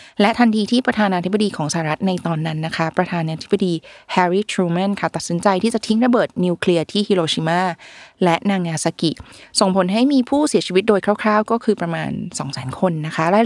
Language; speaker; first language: Thai; native; Thai